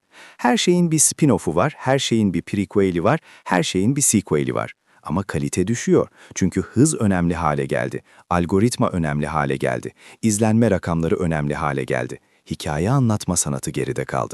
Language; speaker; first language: Turkish; native; Turkish